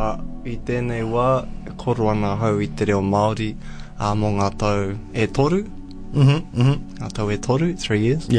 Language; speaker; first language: Māori; non-native, local second language; English